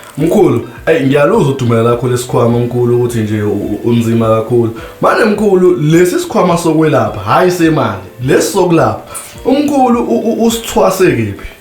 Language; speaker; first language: Zulu; native; Zulu